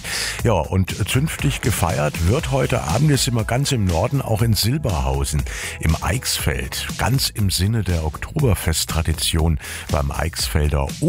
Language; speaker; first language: German; native; German